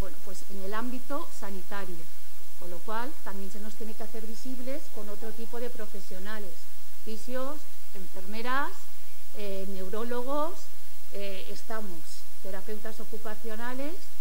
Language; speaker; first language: Spanish; native; Spanish